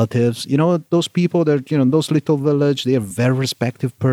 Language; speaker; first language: English; non-native, fluent; Italian